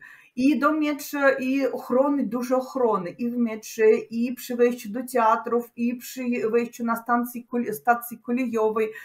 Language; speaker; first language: Polish; non-native, learner; Russian